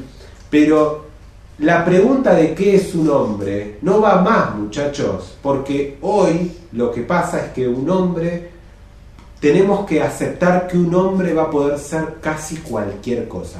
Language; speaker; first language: Spanish; native; Spanish